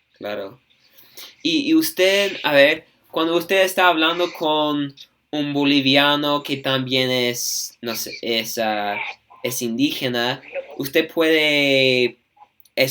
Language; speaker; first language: Spanish; non-native, fluent; English